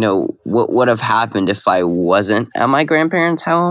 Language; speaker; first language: English; early bilingual, other home language; Arabic